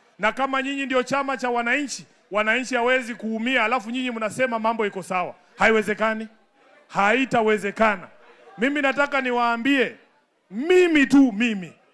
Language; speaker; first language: Swahili; non-native, local second language; Luyia